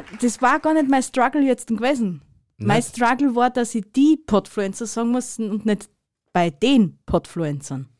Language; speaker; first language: German; native; German